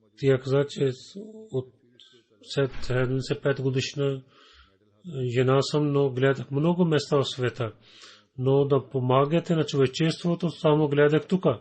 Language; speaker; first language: Bulgarian; non-native, fluent; Urdu